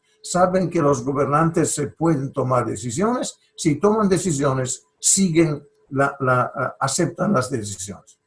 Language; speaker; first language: Spanish; non-native, fluent; Italian